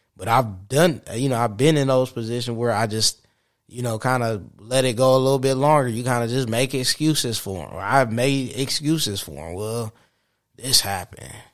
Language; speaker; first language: English; native; English